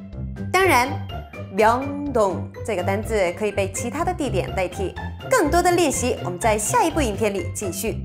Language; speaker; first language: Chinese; non-native, fluent; Korean